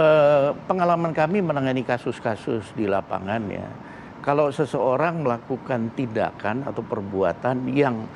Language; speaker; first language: Indonesian; native; Indonesian